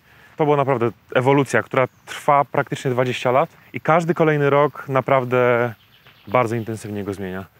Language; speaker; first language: Polish; native; Polish